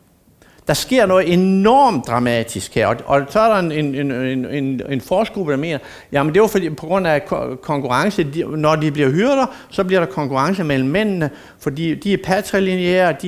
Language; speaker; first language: Danish; native; Danish